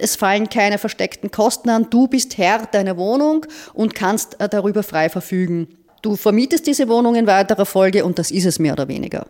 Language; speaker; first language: German; native; German